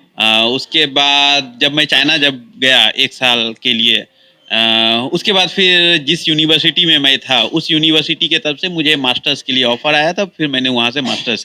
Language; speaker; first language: Hindi; native; Hindi